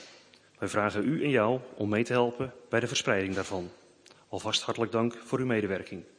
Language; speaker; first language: Dutch; native; Dutch